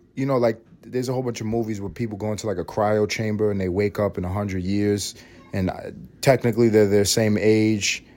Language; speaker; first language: English; early bilingual, other home language; Spanish